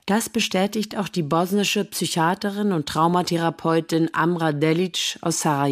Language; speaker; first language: German; native; German